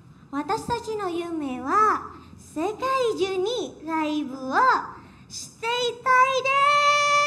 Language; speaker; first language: Japanese; non-native, learner; Indonesian